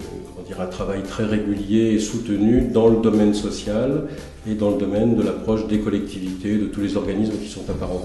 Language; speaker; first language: French; native; French